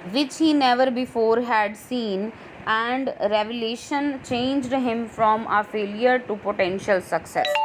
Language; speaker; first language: English; non-native, local second language; Punjabi